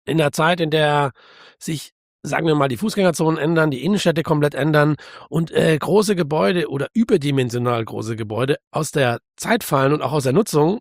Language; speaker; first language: German; native; German